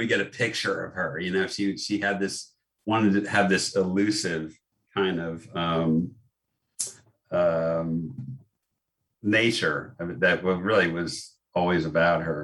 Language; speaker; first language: English; native; English